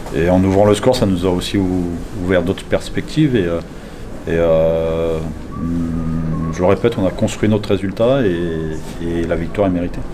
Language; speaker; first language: French; native; French